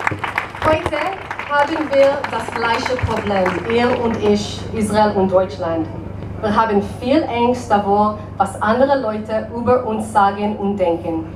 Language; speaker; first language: German; non-native, learner; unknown